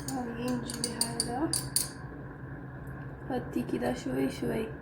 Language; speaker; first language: Arabic; non-native, learner; Amharic